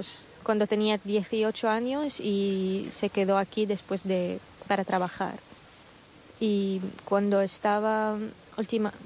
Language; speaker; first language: Spanish; non-native, fluent; Arabic